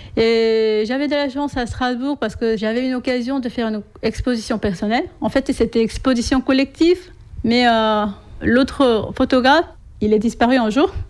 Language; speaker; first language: French; non-native, fluent; Korean